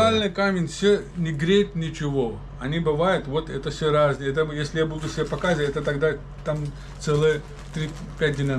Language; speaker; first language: Russian; non-native, learner; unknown